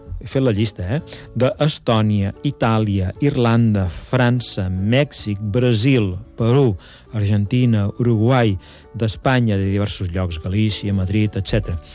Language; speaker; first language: Catalan; native; Catalan